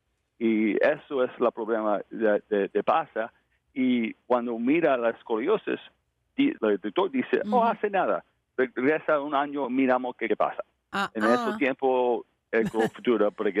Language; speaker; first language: Spanish; non-native, learner; English